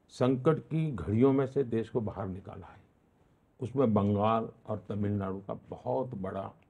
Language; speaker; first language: Hindi; non-native, local second language; Gujarati